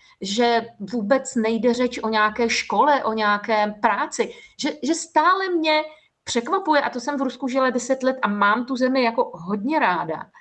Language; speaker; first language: Czech; native; Czech